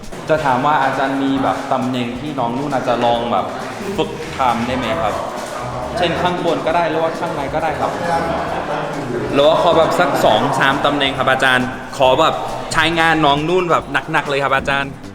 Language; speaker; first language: Thai; non-native, fluent; English